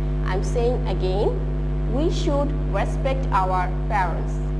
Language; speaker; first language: English; non-native, local second language; Bangla